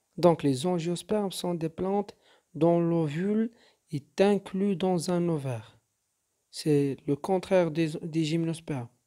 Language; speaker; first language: French; non-native, local second language; Arabic